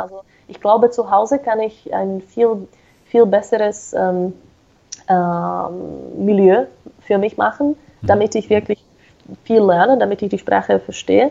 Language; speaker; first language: German; non-native, fluent; Slovak